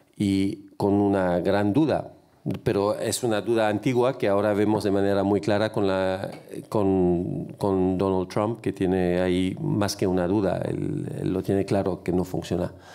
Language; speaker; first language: Spanish; non-native, fluent; French